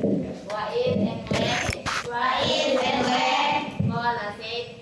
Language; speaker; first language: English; non-native, learner; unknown